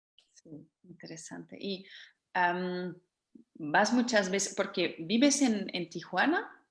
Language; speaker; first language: Spanish; non-native, fluent; Dutch